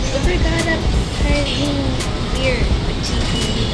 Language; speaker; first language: Portuguese; non-native, learner; English